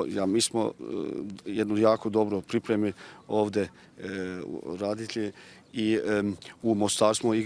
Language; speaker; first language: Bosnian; non-native, learner; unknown